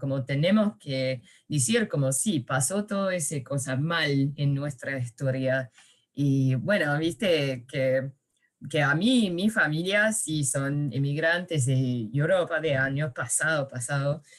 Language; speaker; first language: Spanish; early bilingual, heritage; Spanish